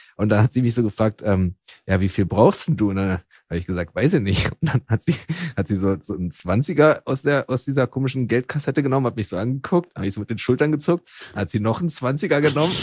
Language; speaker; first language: German; native; German